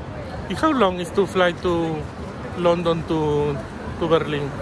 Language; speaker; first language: English; non-native, learner; Spanish